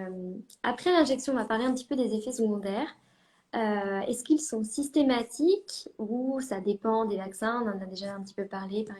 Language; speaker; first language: French; native; French